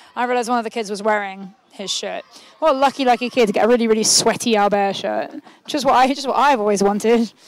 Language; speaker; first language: English; native; English